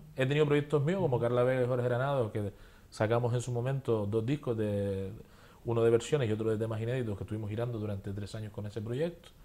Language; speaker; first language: Spanish; native; Spanish